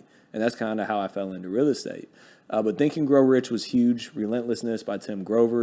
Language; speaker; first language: English; native; English